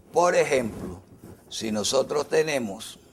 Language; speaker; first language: Spanish; native; Spanish